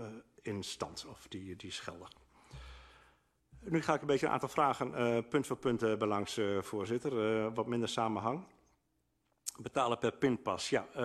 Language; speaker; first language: Dutch; native; Dutch